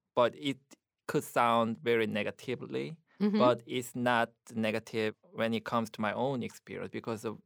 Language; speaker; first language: English; non-native, fluent; Korean